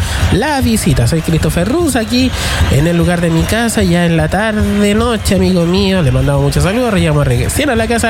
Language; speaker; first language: Spanish; native; Spanish